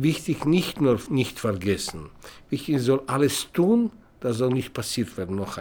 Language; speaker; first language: German; non-native, learner; Russian